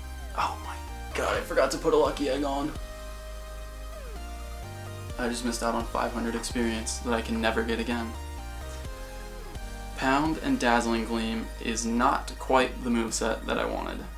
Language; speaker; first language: English; native; English